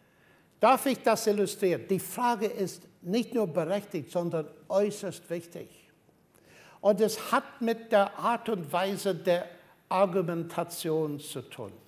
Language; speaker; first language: German; non-native, fluent; English